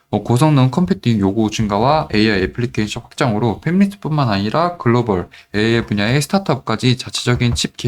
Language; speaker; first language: Korean; native; Korean